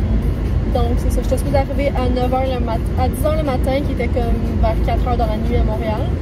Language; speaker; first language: French; native; French